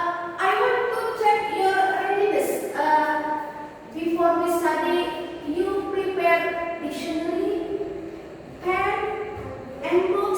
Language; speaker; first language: English; non-native, fluent; Indonesian